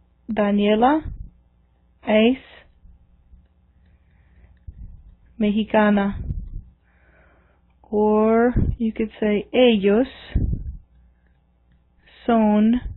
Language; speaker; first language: Spanish; non-native, fluent; English